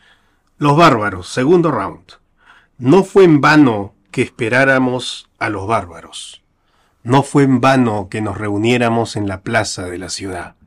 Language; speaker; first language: Spanish; native; Spanish